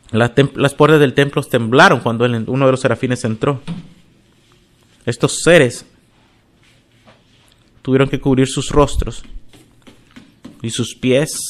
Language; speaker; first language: Spanish; non-native, fluent; English